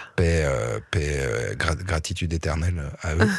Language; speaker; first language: French; native; French